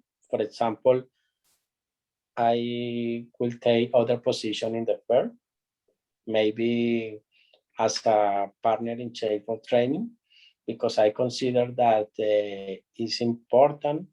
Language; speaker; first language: English; non-native, learner; Spanish